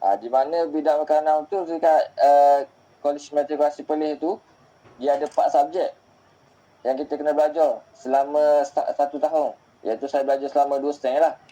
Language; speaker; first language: Malay; native; Malay